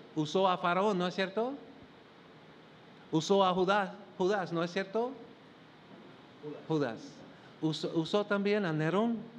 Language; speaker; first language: Spanish; non-native, fluent; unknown